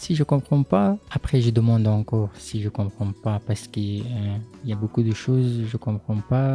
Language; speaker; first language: French; non-native, learner; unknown